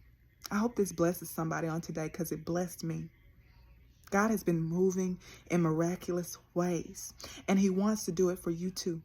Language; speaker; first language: English; native; English